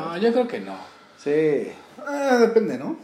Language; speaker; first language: Spanish; native; Spanish